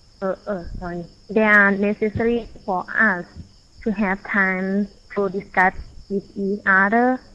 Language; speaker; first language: English; non-native, learner; Thai